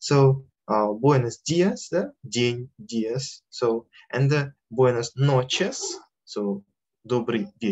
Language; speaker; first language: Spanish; non-native, learner; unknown